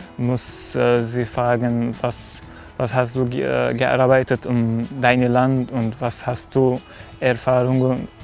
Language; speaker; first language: German; non-native, learner; Arabic